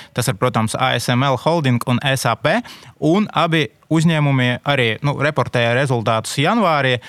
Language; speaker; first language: Latvian; non-native, local second language; Russian